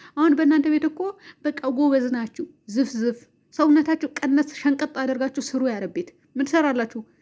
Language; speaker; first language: Amharic; native; Amharic